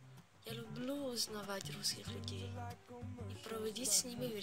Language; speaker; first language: Russian; non-native, fluent; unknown